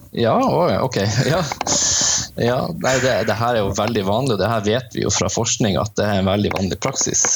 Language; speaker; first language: Norwegian; native; Norwegian